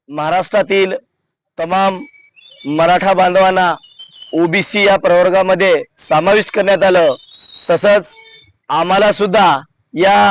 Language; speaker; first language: Marathi; non-native, local second language; Lambadi